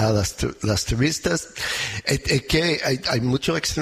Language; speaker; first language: Spanish; non-native, learner; English